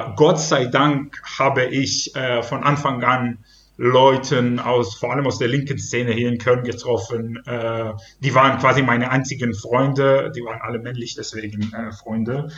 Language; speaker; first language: German; non-native, fluent; Hebrew